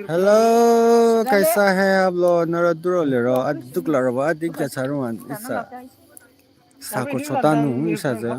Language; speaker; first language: Hindi; non-native, local second language; Bodo